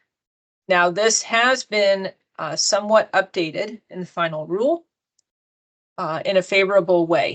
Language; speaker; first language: English; native; English